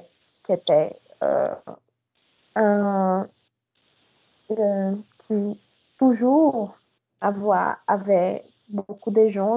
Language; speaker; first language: French; non-native, learner; Portuguese